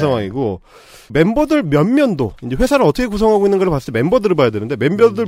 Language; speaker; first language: Korean; native; Korean